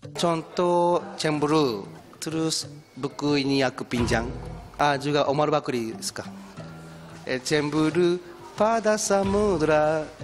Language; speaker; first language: Indonesian; non-native, learner; Japanese